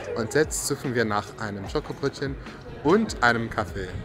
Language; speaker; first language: German; non-native, learner; English